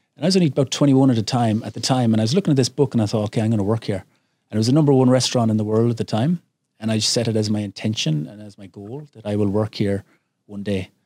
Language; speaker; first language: English; native; English